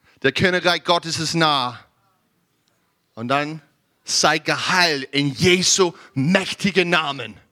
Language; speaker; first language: German; non-native, learner; English